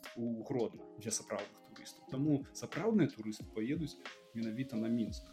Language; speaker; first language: Belarusian; native; Belarusian